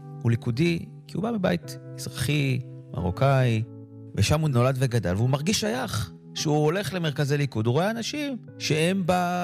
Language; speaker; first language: Hebrew; native; Hebrew